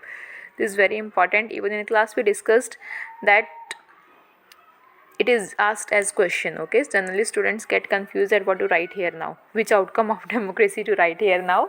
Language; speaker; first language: English; non-native, local second language; Hindi